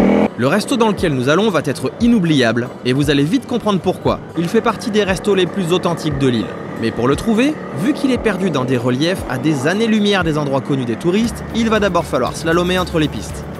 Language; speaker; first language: French; native; French